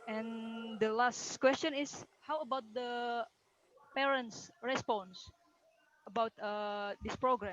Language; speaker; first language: English; non-native, learner; Indonesian